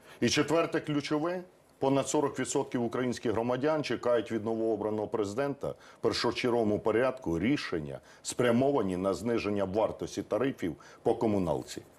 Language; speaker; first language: Ukrainian; native; Ukrainian